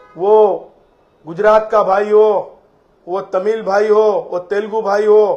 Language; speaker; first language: Hindi; non-native, local second language; Marathi